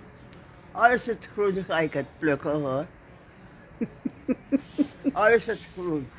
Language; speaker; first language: Dutch; non-native, local second language; Sranan Tongo